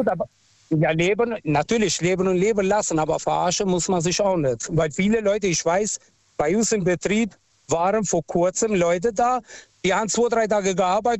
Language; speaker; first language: German; non-native, local second language; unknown